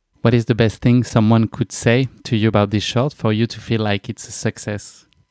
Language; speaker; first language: English; non-native, fluent; French